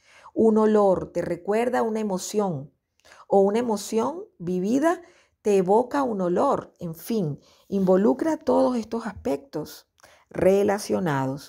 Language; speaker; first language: Spanish; native; Spanish